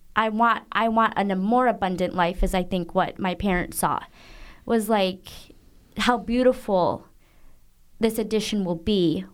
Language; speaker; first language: English; native; English